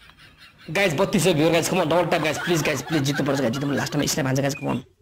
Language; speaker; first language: English; non-native, learner; Nepali